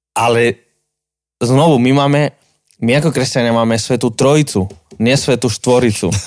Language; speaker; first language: Slovak; non-native, fluent; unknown